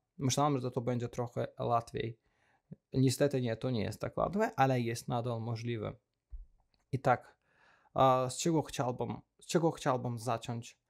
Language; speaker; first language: Polish; non-native, learner; Azerbaijani